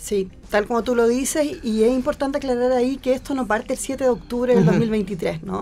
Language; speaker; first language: Spanish; native; Spanish